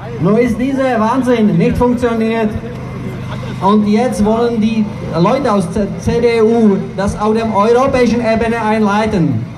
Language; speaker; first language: German; non-native, fluent; Czech